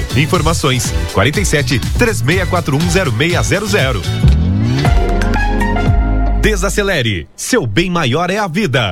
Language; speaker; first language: Portuguese; native; Portuguese